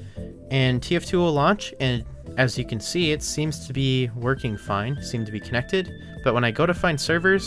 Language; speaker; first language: English; native; English